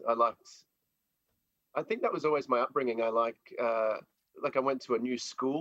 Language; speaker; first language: English; native; English